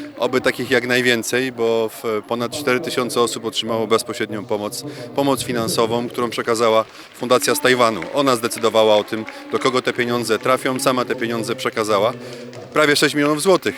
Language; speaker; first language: Polish; native; Polish